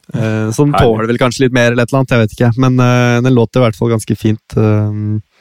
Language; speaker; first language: Norwegian; native; Norwegian